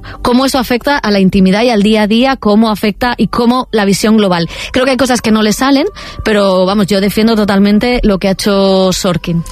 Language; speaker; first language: Spanish; native; Spanish